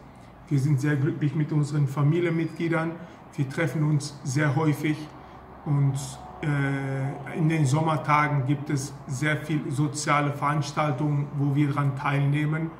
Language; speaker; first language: German; early bilingual, other home language; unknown